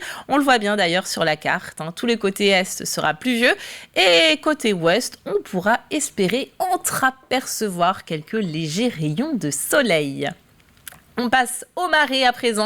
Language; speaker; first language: French; native; French